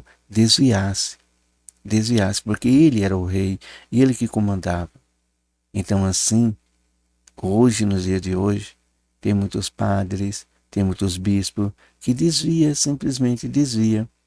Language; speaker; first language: Portuguese; native; Portuguese